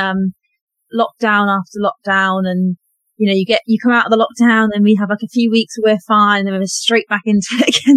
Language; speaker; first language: English; native; English